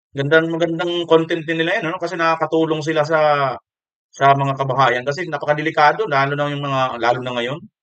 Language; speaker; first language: Filipino; non-native, local second language; Waray